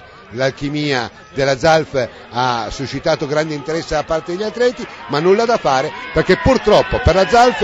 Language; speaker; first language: Italian; native; Italian